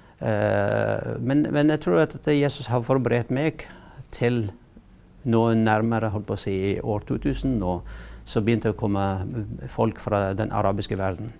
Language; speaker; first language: Norwegian; non-native, fluent; Arabic